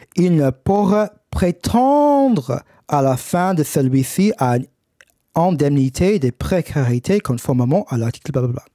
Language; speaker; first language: French; non-native, fluent; English